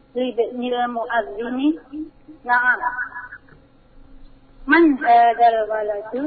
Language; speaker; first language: Arabic; non-native, learner; Indonesian